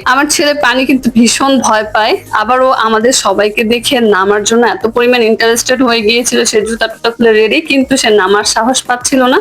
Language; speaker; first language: Bangla; native; Bangla